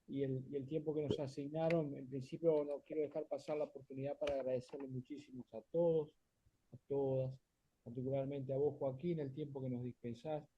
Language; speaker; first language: Spanish; native; Spanish